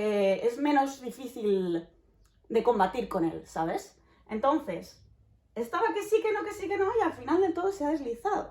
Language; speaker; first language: Spanish; native; Spanish